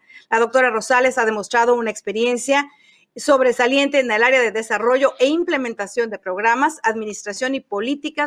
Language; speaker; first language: Spanish; native; Spanish